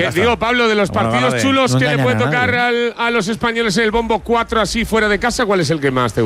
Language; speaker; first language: Spanish; native; Spanish